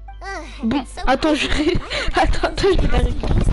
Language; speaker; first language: French; native; French